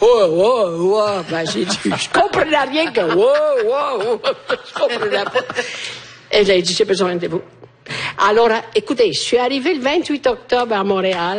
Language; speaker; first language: French; non-native, fluent; Italian